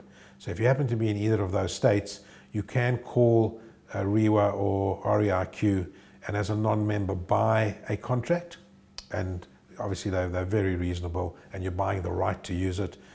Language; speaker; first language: English; native; English